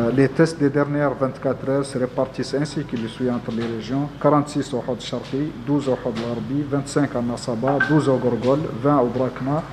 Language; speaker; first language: French; non-native, local second language; Arabic